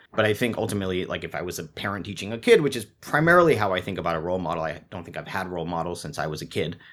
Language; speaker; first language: English; native; English